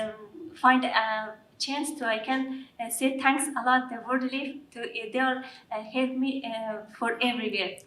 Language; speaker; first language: English; non-native, learner; Persian